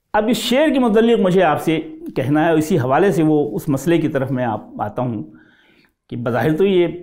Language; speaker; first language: Hindi; native; Hindi